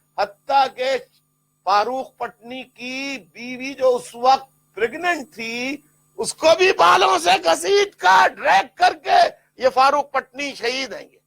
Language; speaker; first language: Urdu; native; Urdu